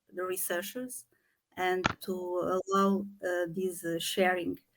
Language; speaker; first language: English; non-native, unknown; Portuguese